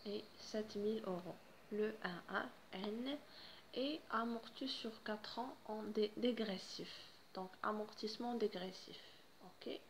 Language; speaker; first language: French; non-native, local second language; Arabic